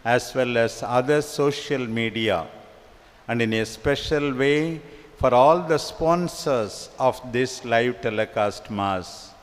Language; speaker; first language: English; non-native, local second language; Tamil